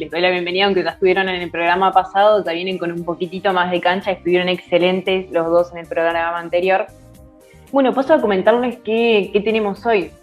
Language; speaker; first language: Spanish; native; Spanish